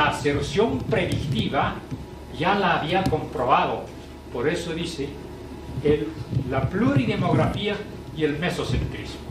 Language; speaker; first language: Spanish; native; Spanish